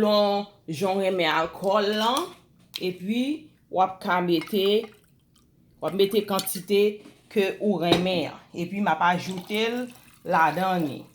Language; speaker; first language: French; non-native, learner; Haitian Creole